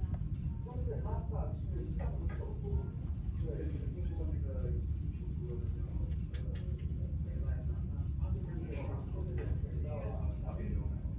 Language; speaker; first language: Chinese; non-native, learner; English